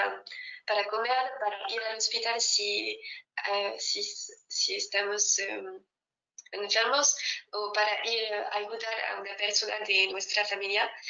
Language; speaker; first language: Spanish; non-native, fluent; French